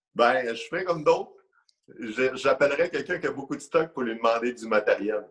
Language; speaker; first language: French; native; French